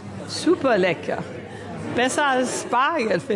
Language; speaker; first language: German; early bilingual, heritage; German